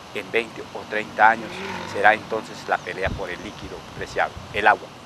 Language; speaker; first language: Spanish; non-native, local second language; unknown